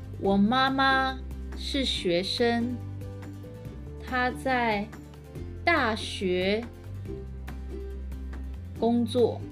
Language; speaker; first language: Chinese; early bilingual, heritage; Chinese